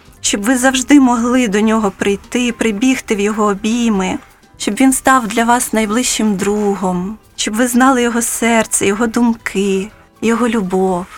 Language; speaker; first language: Ukrainian; native; Ukrainian